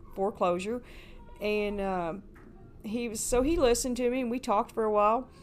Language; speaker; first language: English; native; English